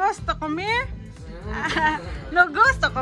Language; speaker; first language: Portuguese; non-native, learner; Filipino